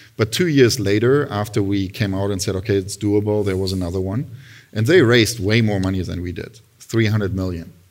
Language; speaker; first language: English; non-native, fluent; German